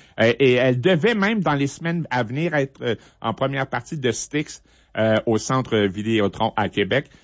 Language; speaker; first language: French; native; French